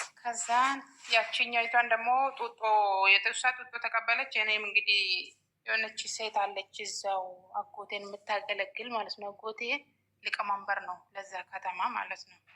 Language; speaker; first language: Amharic; non-native, local second language; Oromo